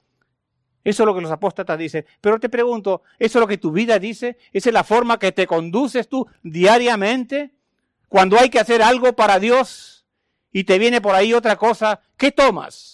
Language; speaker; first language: Spanish; native; Spanish